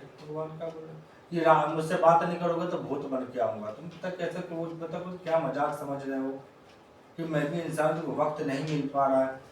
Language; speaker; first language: Hindi; native; Hindi